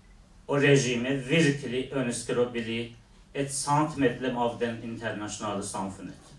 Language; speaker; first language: Norwegian; non-native, fluent; Persian